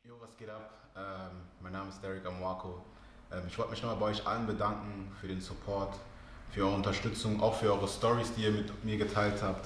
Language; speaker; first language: German; early bilingual, other home language; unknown